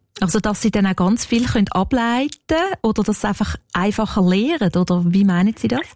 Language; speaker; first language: German; native; German